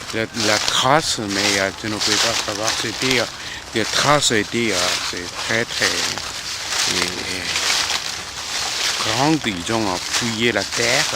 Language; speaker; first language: French; non-native, fluent; Korean